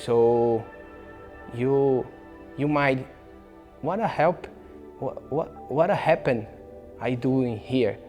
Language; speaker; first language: English; non-native, learner; Portuguese